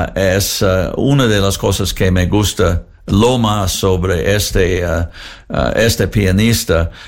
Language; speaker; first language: Spanish; non-native, learner; English